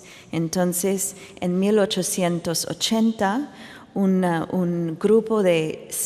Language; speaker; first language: Spanish; non-native, fluent; English